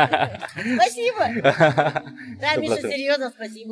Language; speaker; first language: Russian; native; Russian